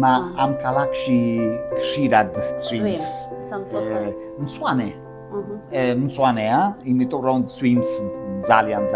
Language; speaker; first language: Georgian; non-native, learner; Italian